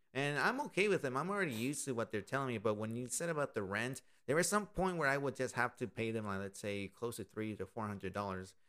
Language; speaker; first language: English; native; English